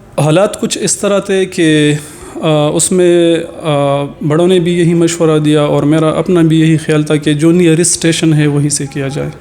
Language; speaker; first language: Urdu; non-native, local second language; Pashto